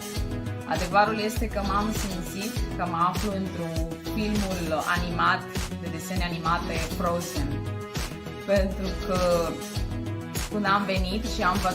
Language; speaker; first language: Romanian; non-native, fluent; Spanish